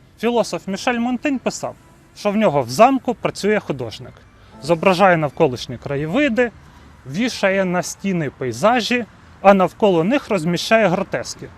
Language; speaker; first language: Ukrainian; native; Ukrainian